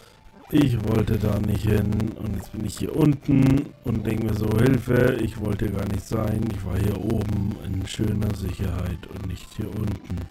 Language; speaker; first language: German; native; German